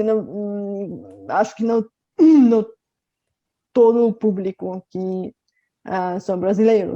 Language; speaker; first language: Portuguese; non-native, fluent; Bulgarian